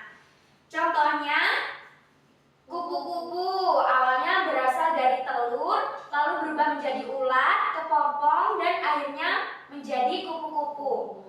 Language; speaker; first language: Indonesian; native; Indonesian